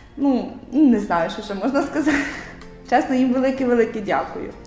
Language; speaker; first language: Ukrainian; native; Ukrainian